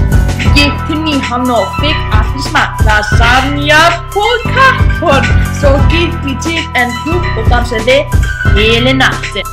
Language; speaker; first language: Danish; non-native, learner; Icelandic